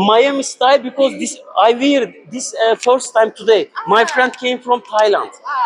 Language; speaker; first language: English; non-native, learner; Turkish